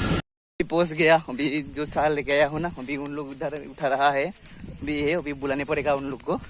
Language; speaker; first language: Hindi; non-native, local second language; Assamese